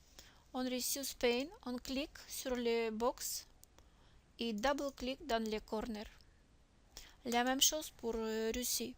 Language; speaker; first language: French; non-native, learner; Russian